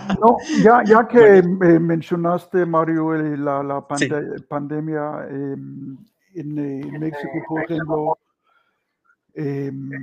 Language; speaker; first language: Spanish; non-native, fluent; Danish